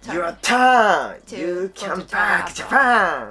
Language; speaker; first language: English; non-native, learner; Japanese